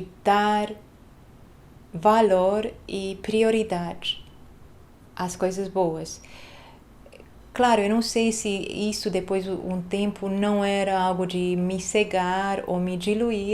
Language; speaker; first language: Portuguese; non-native, fluent; Hungarian